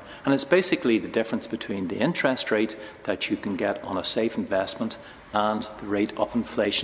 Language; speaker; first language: English; native; English